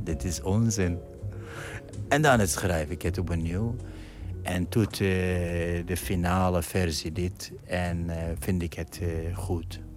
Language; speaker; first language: Dutch; non-native, fluent; Arabic